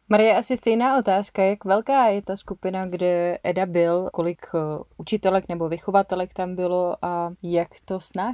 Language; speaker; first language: Czech; native; Czech